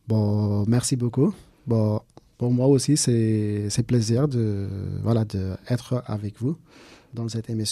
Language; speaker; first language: French; non-native, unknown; Persian